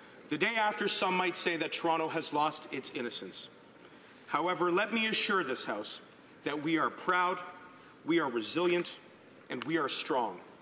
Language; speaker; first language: English; native; English